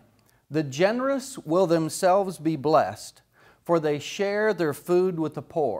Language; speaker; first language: English; native; English